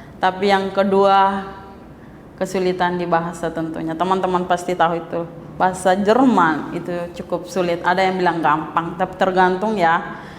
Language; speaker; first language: Indonesian; non-native, local second language; Tetum